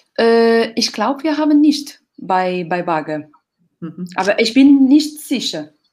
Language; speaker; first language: German; non-native, learner; Portuguese